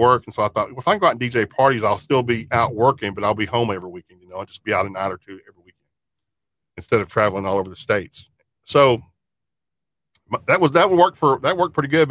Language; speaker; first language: English; native; English